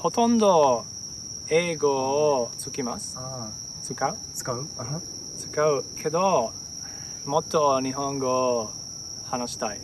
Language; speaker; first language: Japanese; non-native, learner; Italian